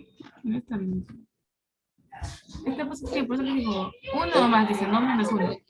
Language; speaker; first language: Spanish; native; Spanish